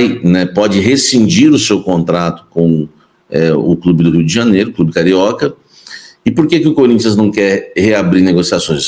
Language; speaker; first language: Portuguese; native; Portuguese